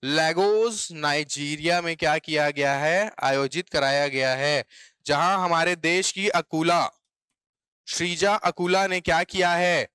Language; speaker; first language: Hindi; native; Hindi